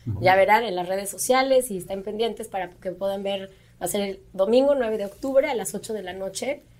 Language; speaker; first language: Spanish; native; Spanish